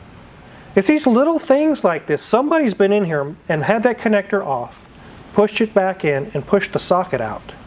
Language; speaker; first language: English; native; English